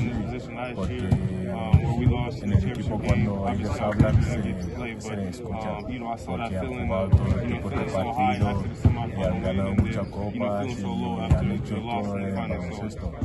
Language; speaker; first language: Spanish; non-native, fluent; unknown